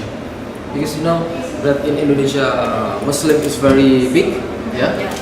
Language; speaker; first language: English; non-native, fluent; Indonesian